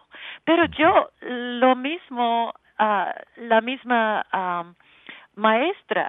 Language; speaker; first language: Spanish; non-native, learner; English